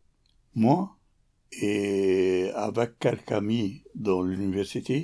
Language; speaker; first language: French; non-native, learner; Arabic